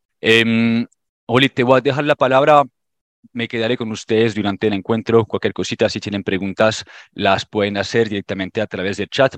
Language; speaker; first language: Spanish; non-native, fluent; French